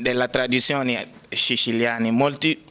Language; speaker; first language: Italian; non-native, learner; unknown